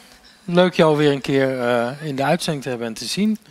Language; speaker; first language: Dutch; native; Dutch